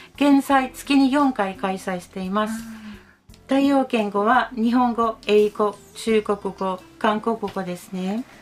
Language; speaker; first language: Japanese; non-native, fluent; Finnish